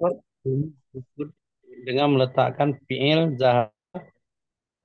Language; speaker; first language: Indonesian; non-native, learner; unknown